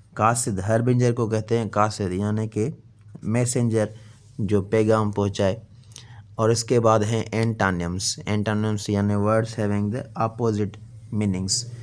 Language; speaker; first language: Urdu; non-native, local second language; Sindhi